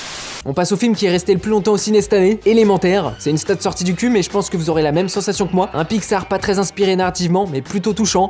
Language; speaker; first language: French; native; French